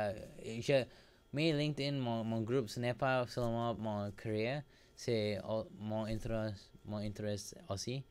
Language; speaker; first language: French; non-native, learner; English